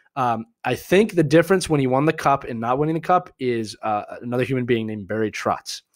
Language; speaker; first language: English; native; English